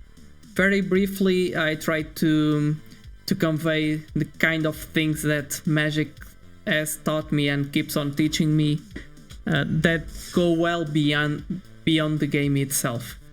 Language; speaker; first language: English; non-native, fluent; Portuguese